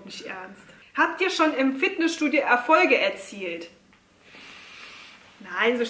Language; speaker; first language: German; native; German